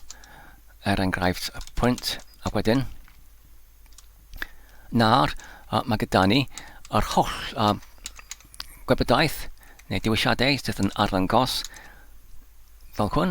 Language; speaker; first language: Welsh; non-native, fluent; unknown